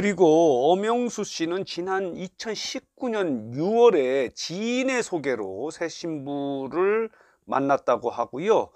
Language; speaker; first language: Korean; native; Korean